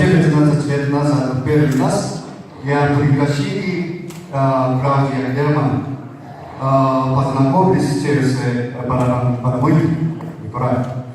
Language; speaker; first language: Russian; non-native, learner; Japanese